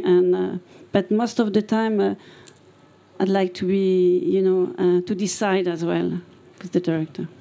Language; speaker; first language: English; non-native, fluent; French